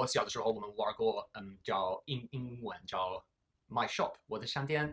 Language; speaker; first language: Chinese; early bilingual, heritage; English